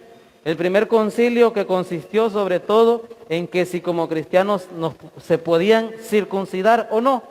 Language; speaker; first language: Spanish; native; Spanish